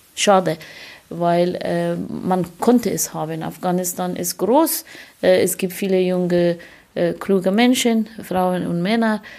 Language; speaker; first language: German; non-native, fluent; Persian